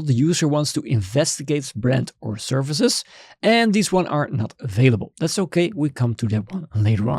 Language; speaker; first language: English; non-native, fluent; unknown